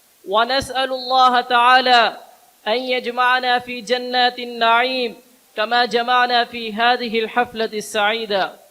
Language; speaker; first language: Arabic; non-native, learner; Urdu